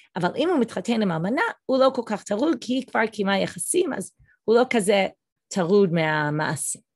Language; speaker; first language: Hebrew; non-native, fluent; English